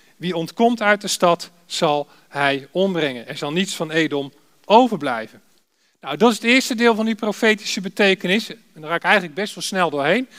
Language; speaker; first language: Dutch; native; Dutch